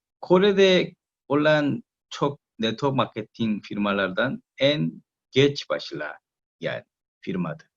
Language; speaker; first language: Turkish; non-native, learner; Korean